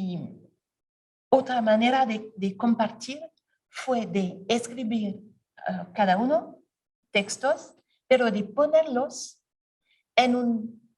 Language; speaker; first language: Spanish; non-native, learner; French